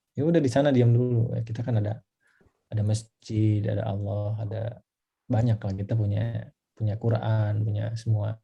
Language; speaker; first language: Indonesian; non-native, local second language; Sundanese